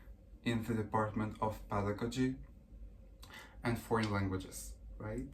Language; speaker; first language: English; early bilingual, other home language; Russian